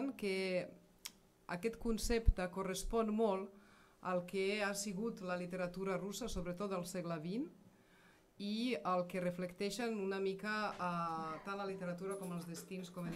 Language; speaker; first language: Catalan; non-native, fluent; Serbian